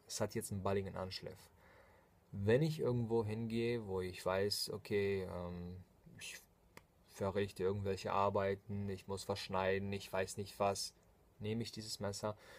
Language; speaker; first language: German; non-native, fluent; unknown